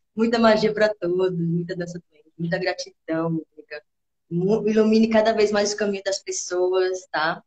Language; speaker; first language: Portuguese; native; Portuguese